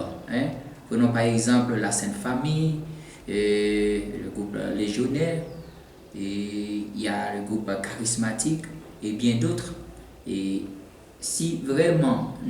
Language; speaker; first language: French; non-native, local second language; Haitian Creole